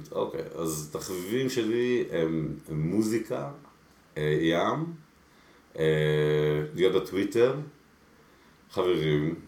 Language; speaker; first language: Hebrew; early bilingual, other home language; Spanish